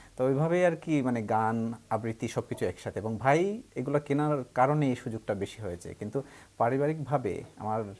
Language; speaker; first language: Bangla; native; Bangla